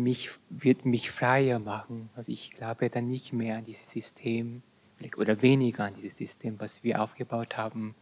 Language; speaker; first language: German; non-native, fluent; Korean